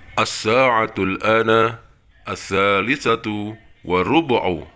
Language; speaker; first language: Arabic; non-native, fluent; Indonesian